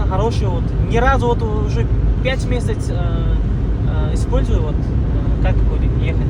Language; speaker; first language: Russian; non-native, learner; Uzbek